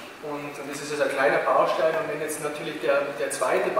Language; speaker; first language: German; native; German